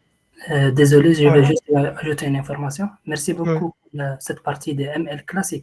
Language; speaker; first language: French; non-native, local second language; Arabic